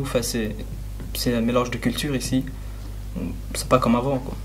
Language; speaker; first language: French; early bilingual, other home language; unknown